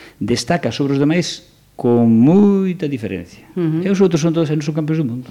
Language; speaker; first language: Galician; native; Galician